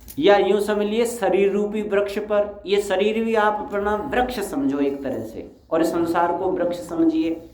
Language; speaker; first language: Hindi; native; Hindi